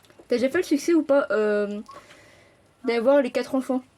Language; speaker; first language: French; native; French